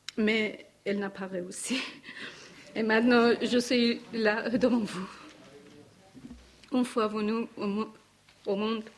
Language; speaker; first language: French; non-native, learner; Persian